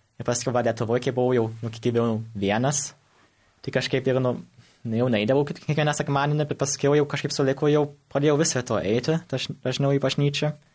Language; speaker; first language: Lithuanian; early bilingual, heritage; Lithuanian